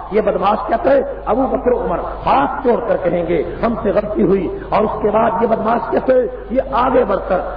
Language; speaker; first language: Urdu; non-native, local second language; Punjabi